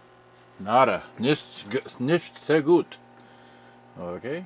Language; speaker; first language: German; non-native, learner; English